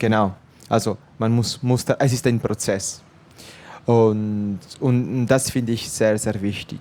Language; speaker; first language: German; non-native, fluent; Italian